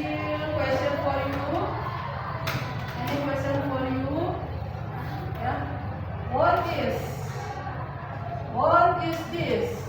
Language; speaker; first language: English; non-native, learner; Indonesian